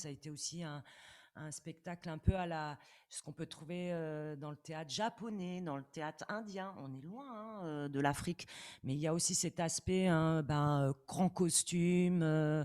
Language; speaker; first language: French; native; French